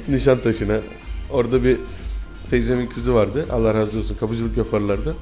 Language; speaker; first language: Turkish; native; Turkish